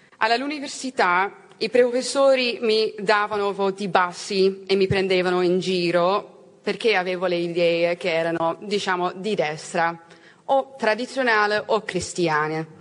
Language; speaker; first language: Italian; non-native, fluent; Dutch